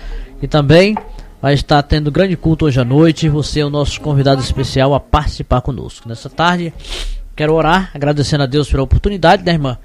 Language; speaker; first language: Portuguese; native; Portuguese